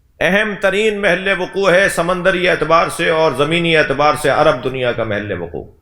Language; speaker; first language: Urdu; native; Urdu